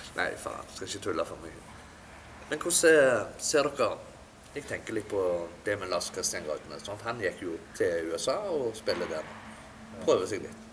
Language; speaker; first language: Norwegian; native; Norwegian